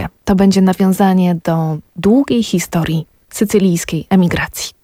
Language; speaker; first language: Polish; native; Polish